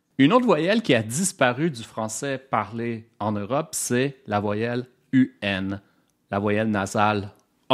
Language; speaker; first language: French; native; French